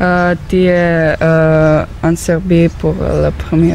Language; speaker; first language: French; non-native, fluent; Serbian